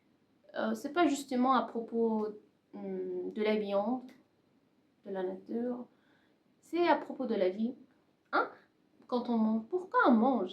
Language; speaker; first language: French; non-native, learner; Persian